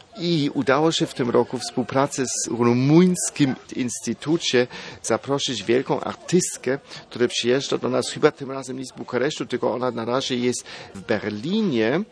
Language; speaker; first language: Polish; non-native, fluent; German